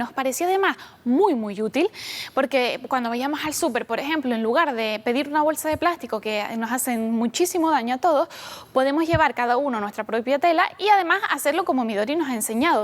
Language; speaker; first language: Spanish; native; Spanish